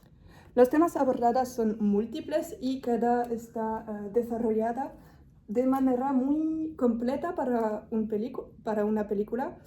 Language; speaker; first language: Spanish; non-native, fluent; French